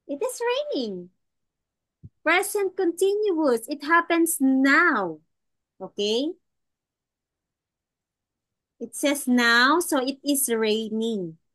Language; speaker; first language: English; non-native, local second language; Filipino